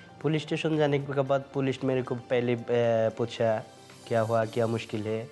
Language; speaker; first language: Hindi; non-native, learner; Bangla